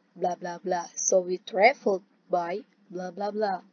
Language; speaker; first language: English; non-native, fluent; Indonesian